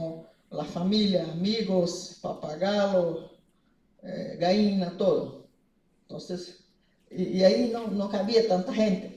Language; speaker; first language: Spanish; non-native, fluent; Portuguese